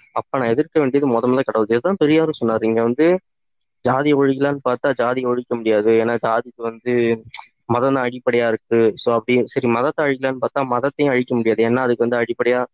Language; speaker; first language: Tamil; native; Tamil